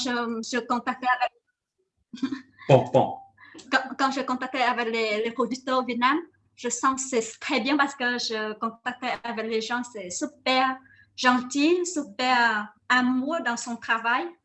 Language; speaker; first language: French; non-native, learner; Vietnamese